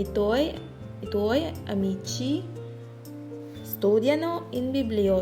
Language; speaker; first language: Italian; non-native, learner; Filipino